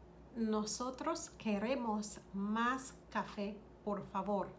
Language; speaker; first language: Spanish; non-native, learner; English